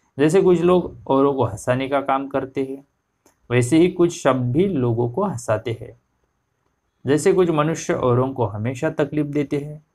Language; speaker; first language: Hindi; non-native, local second language; Marathi